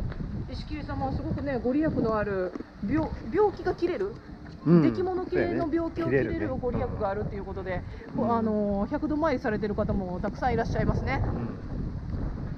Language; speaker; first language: Japanese; native; Japanese